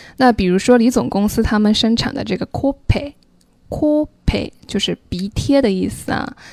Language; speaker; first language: Chinese; native; Chinese